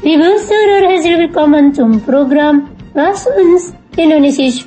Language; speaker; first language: German; non-native, fluent; Indonesian